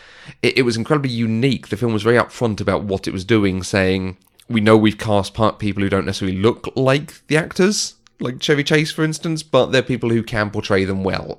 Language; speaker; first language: English; native; English